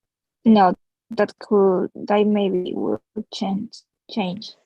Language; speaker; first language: English; non-native, learner; Spanish